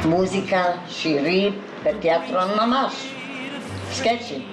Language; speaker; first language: Hebrew; non-native, fluent; Hungarian